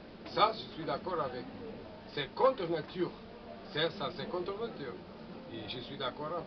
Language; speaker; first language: French; non-native, fluent; Portuguese